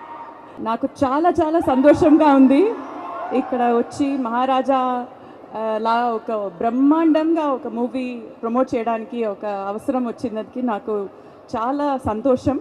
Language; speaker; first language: Telugu; non-native, fluent; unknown